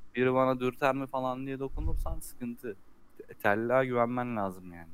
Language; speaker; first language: Turkish; native; Turkish